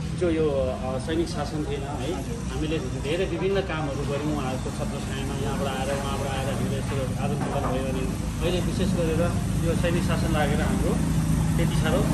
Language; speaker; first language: Nepali; early bilingual, heritage; Nepali